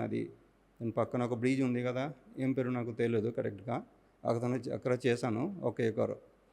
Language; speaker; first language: Telugu; non-native, local second language; Odia